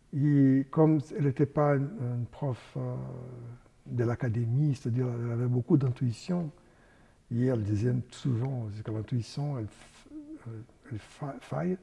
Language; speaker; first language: French; non-native, fluent; Portuguese